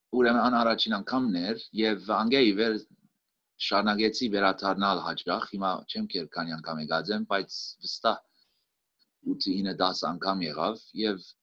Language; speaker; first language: Armenian; early bilingual, heritage; Armenian